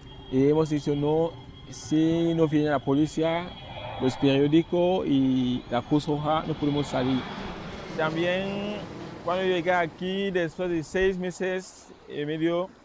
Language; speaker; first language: Spanish; non-native, fluent; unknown